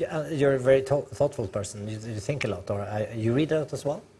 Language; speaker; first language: English; non-native, fluent; Norwegian